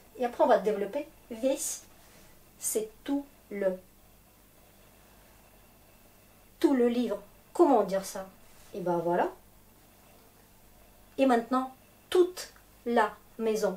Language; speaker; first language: French; non-native, fluent; Russian